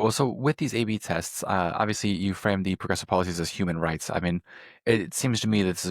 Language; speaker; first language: English; native; English